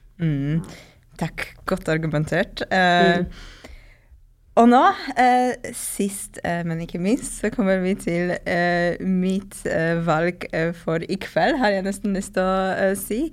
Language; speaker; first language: Norwegian; non-native, fluent; Polish